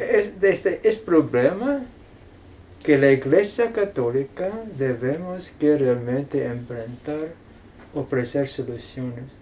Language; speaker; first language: Spanish; non-native, fluent; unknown